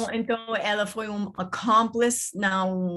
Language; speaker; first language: Portuguese; non-native, learner; English